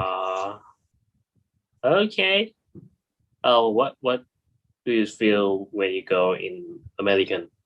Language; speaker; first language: English; non-native, learner; Thai